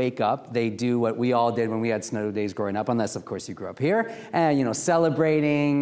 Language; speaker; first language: English; native; English